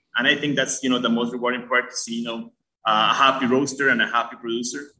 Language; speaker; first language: English; early bilingual, other home language; Spanish